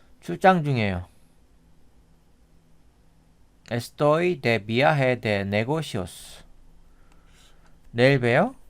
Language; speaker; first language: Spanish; non-native, learner; Korean